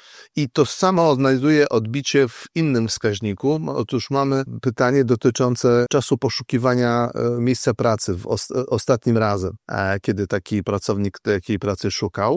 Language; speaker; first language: Polish; native; Polish